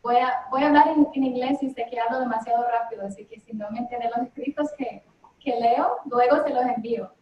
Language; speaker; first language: Spanish; non-native, fluent; English